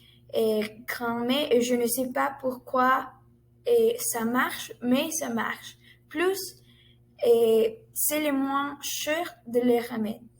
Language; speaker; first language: French; non-native, learner; Spanish